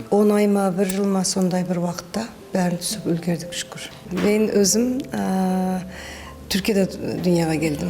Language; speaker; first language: Kazakh; early bilingual, heritage; Kazakh